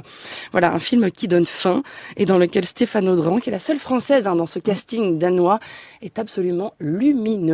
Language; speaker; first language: French; native; French